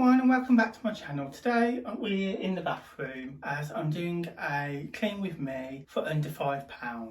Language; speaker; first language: English; native; English